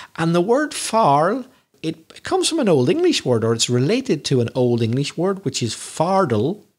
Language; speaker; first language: English; native; English